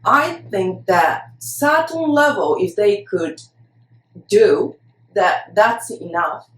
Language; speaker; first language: English; non-native, fluent; Japanese